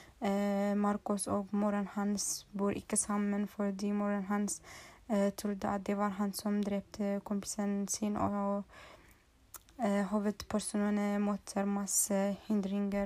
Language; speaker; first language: Swedish; non-native, learner; Norwegian